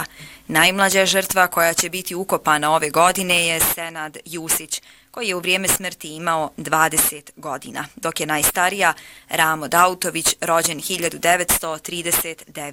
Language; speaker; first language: Bosnian; native; Bosnian